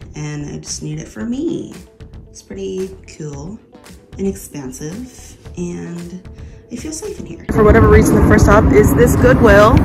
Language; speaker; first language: English; native; English